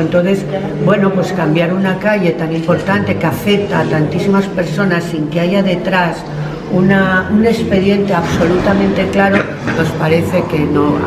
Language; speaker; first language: Spanish; native; Spanish